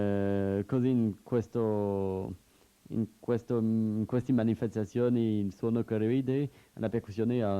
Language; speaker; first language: Italian; non-native, learner; French